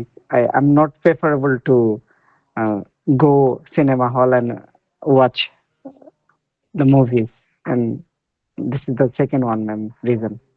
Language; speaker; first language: English; non-native, learner; Bangla